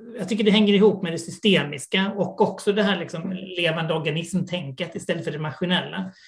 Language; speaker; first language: Swedish; native; Swedish